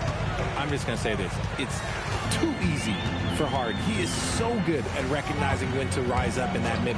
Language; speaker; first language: English; native; English